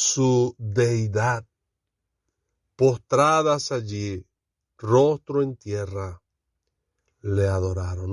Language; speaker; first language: Spanish; native; Spanish